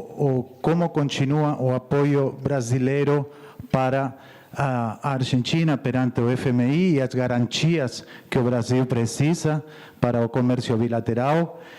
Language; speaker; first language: Portuguese; non-native, fluent; Spanish